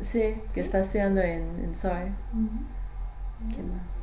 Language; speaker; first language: Spanish; non-native, fluent; English